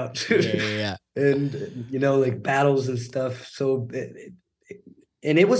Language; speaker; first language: English; non-native, fluent; Portuguese